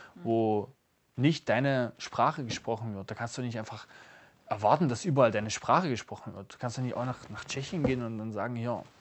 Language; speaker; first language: German; non-native, local second language; Upper Sorbian